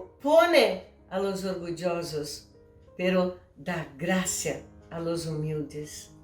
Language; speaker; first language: Spanish; non-native, fluent; Portuguese